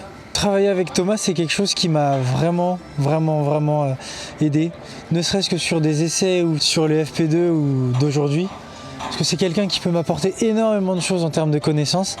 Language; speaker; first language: French; native; French